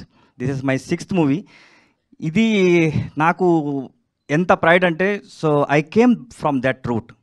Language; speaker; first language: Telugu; non-native, learner; Kannada